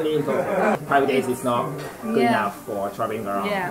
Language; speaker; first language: English; non-native, fluent; Japanese